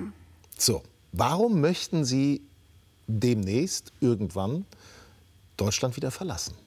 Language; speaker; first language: German; native; German